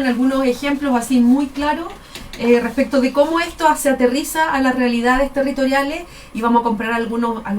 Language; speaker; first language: Spanish; native; Spanish